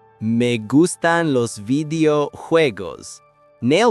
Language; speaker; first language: Spanish; non-native, learner; English